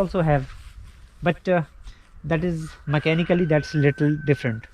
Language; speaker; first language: English; non-native, local second language; Hindi